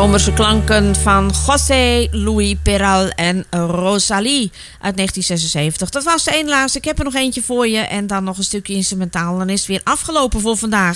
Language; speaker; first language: Dutch; native; Dutch